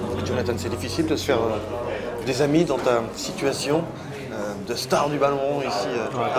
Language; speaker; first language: French; native; French